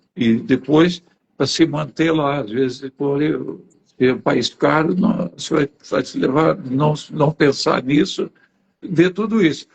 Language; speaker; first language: Portuguese; native; Portuguese